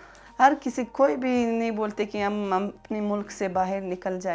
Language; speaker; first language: Hindi; non-native, local second language; Uzbek